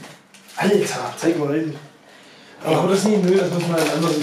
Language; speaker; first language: German; native; German